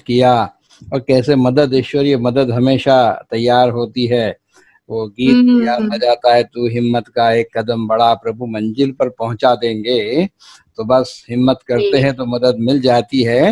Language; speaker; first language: Hindi; native; Hindi